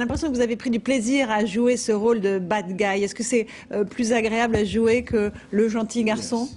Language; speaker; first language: French; native; French